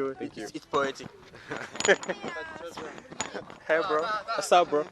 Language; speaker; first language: English; non-native, learner; French